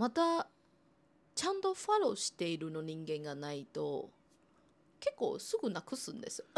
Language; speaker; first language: Japanese; non-native, fluent; Chinese